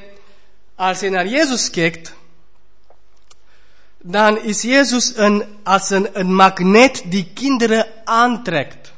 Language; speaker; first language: Dutch; non-native, fluent; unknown